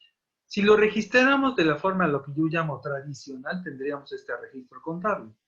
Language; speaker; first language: Spanish; native; Spanish